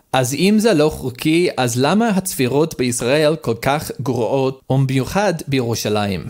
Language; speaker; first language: Hebrew; non-native, learner; English